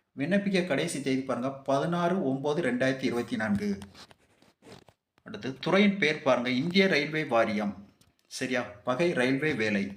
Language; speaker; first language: Tamil; native; Tamil